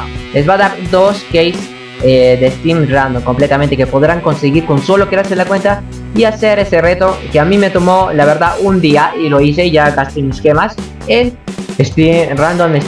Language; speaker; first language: Spanish; native; Spanish